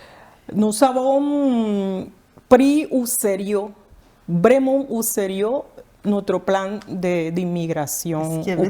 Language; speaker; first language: French; non-native, fluent; Spanish